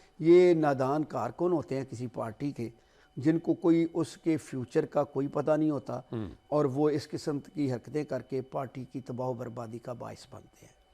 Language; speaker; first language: Urdu; non-native, local second language; Punjabi